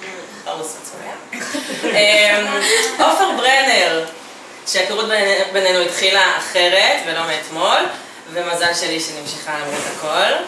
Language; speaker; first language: Hebrew; native; Hebrew